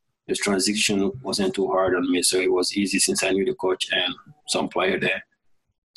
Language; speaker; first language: English; non-native, fluent; French